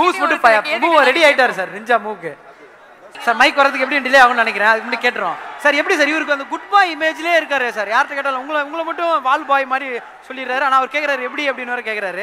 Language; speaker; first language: Tamil; native; Tamil